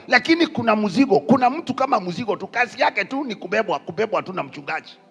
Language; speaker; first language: Swahili; non-native, local second language; Kikuyu